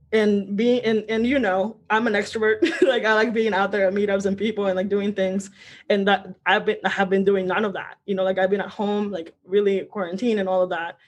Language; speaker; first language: English; early bilingual, other home language; Spanish